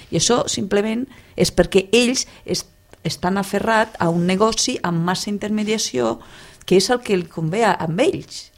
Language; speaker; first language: Catalan; non-native, fluent; Italian